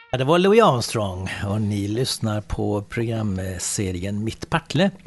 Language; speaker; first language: Swedish; native; Swedish